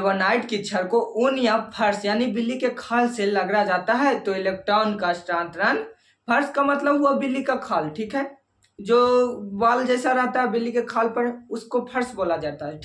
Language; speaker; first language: Hindi; native; Hindi